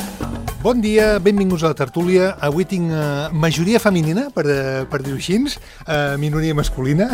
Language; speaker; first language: Catalan; native; Catalan